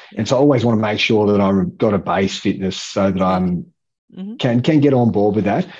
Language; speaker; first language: English; native; English